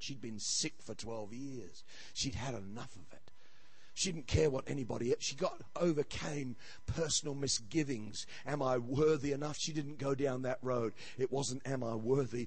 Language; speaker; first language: English; native; English